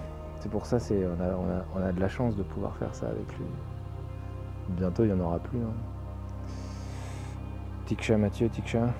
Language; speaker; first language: French; native; French